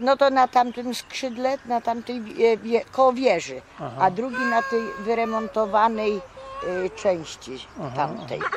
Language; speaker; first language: Polish; native; Polish